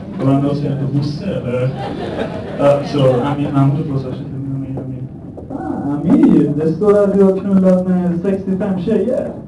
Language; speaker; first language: Swedish; early bilingual, other home language; Persian